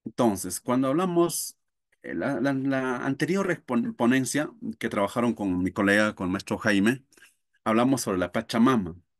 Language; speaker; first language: Spanish; non-native, local second language; Quechua